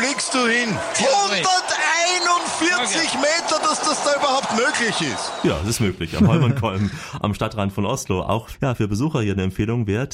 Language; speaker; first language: German; native; German